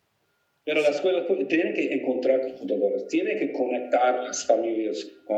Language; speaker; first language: Spanish; non-native, fluent; English